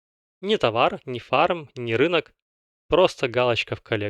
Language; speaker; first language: Russian; native; Russian